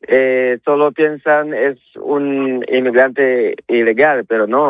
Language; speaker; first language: Spanish; non-native, learner; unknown